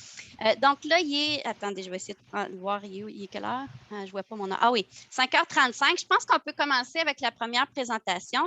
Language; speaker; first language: French; native; French